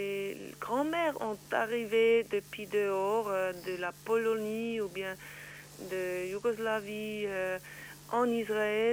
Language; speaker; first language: French; non-native, learner; Swiss German